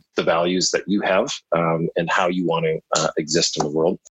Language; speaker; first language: English; native; English